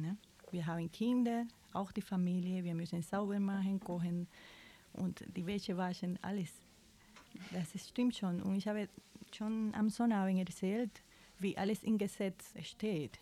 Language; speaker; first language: German; non-native, fluent; Spanish